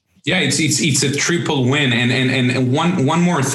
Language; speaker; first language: English; non-native, fluent; Italian